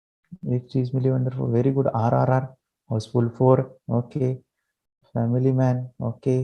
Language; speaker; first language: Hindi; native; Hindi